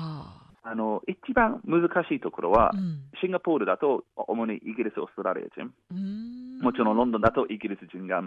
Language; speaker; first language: Japanese; non-native, fluent; English